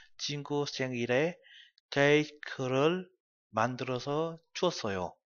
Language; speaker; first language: Korean; non-native, learner; Vietnamese